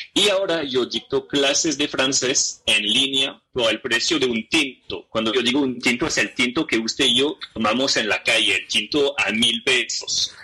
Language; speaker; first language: Spanish; non-native, fluent; French